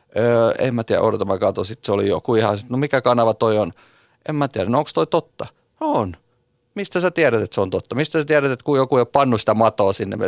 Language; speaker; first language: Finnish; native; Finnish